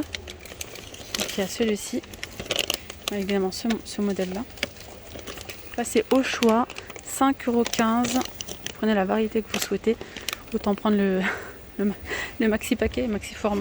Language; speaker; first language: French; native; French